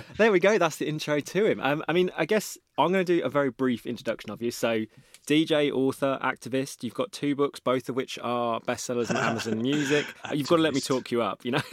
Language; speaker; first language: English; native; English